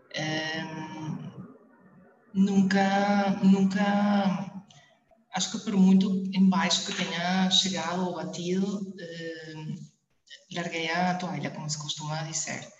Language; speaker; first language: Portuguese; early bilingual, heritage; Spanish